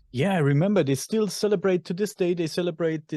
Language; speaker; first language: English; non-native, fluent; German